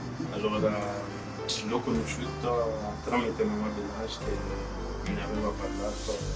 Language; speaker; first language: Italian; early bilingual, other home language; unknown